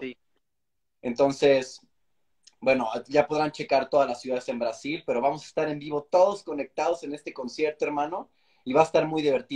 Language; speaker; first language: Spanish; native; Spanish